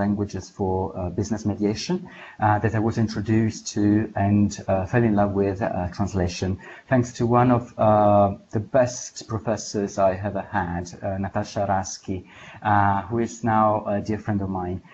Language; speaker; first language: English; non-native, fluent; Italian